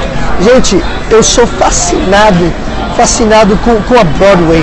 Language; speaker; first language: Portuguese; non-native, fluent; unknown